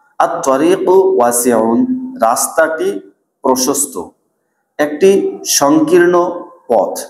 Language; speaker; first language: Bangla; native; Bangla